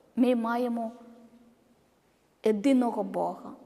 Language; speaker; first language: Ukrainian; non-native, learner; Malayalam